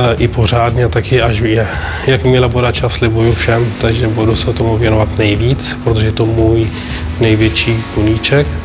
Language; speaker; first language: Czech; non-native, fluent; Arabic